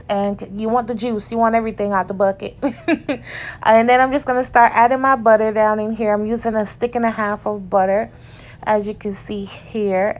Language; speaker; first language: English; native; English